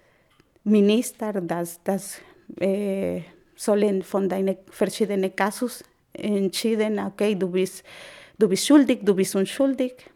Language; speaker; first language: German; non-native, learner; Spanish